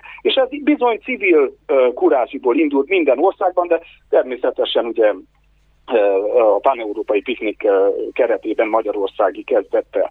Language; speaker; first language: Hungarian; native; Hungarian